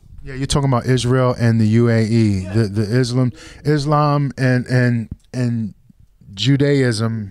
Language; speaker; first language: English; native; English